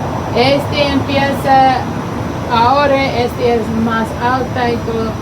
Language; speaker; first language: Spanish; non-native, learner; English